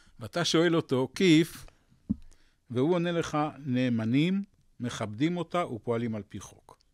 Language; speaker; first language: Hebrew; native; Hebrew